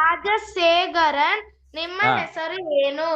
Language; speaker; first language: Kannada; non-native, learner; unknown